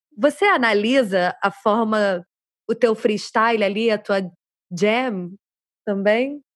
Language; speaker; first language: Portuguese; native; Portuguese